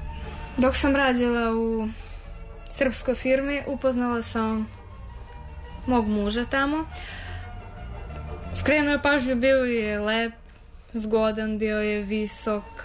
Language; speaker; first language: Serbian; non-native, fluent; Russian